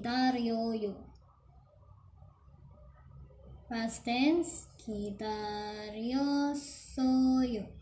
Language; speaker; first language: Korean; non-native, fluent; Filipino